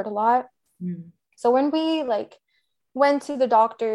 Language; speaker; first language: English; non-native, local second language; Hindi